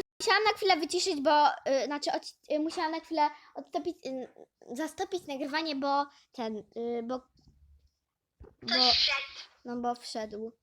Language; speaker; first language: Polish; native; Polish